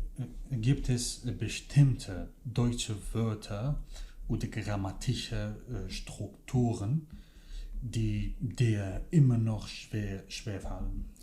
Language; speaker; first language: German; non-native, fluent; Kurdish